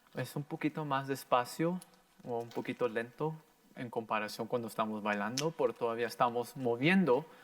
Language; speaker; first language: Spanish; early bilingual, heritage; Spanish